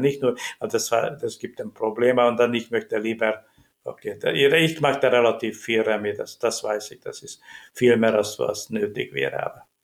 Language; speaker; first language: German; non-native, learner; Hungarian